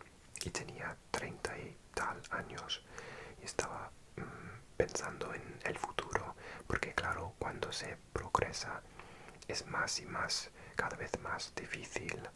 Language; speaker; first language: Spanish; non-native, fluent; English